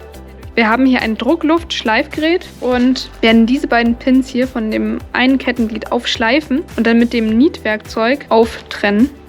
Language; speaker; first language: German; native; German